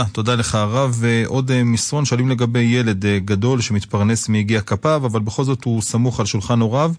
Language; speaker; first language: Hebrew; native; Hebrew